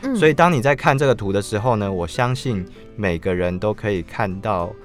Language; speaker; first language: Chinese; native; Chinese